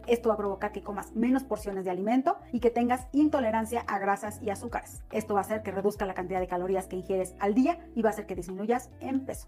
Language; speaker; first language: Spanish; native; Spanish